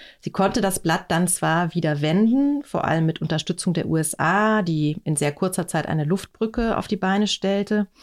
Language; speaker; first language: German; native; German